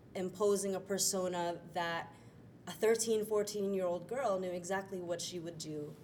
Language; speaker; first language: English; native; English